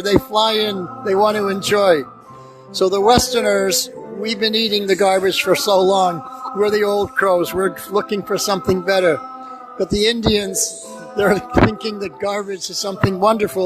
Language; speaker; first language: English; native; English